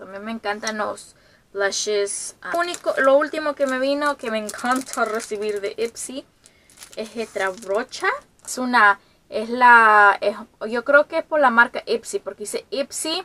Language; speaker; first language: Spanish; early bilingual, heritage; Spanish